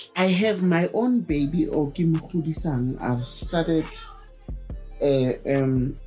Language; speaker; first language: English; non-native, local second language; Southern Sotho